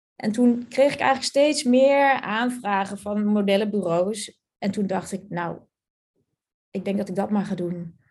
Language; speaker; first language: Dutch; native; Dutch